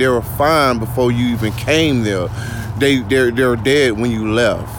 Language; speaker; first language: English; native; English